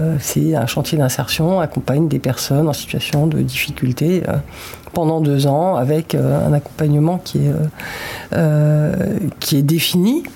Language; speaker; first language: French; native; French